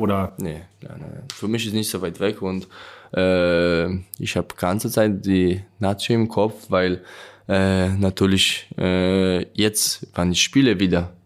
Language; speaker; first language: German; non-native, learner; Polish